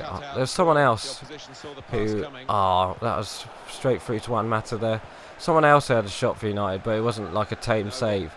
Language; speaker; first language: English; native; English